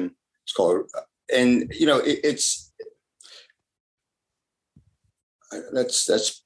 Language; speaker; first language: English; early bilingual, other home language; Italian